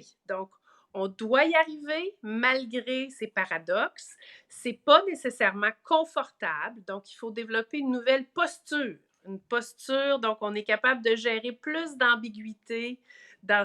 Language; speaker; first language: French; native; French